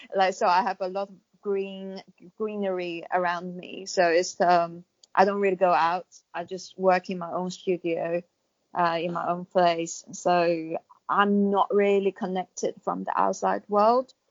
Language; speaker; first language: English; non-native, fluent; Chinese